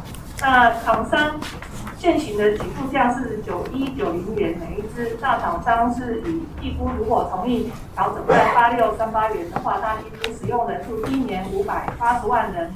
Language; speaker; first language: Chinese; native; Chinese